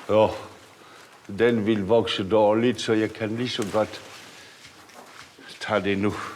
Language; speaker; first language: Danish; non-native, fluent; French